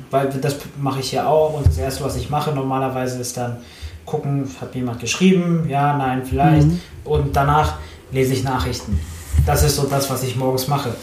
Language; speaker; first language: German; early bilingual, other home language; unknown